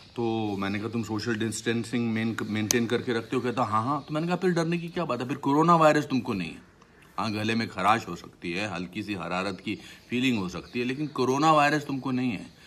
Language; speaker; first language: Hindi; native; Hindi